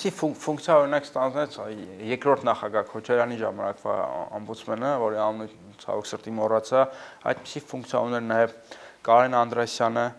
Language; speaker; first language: Armenian; native; Armenian